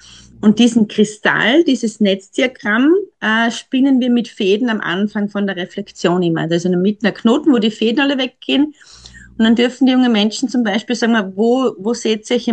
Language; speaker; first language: German; non-native, learner; Slovenian